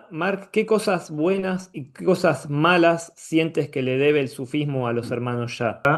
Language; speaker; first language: Spanish; native; Spanish